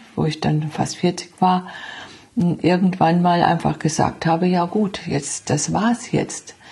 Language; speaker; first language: German; native; German